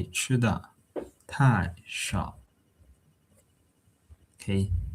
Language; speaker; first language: Chinese; non-native, fluent; English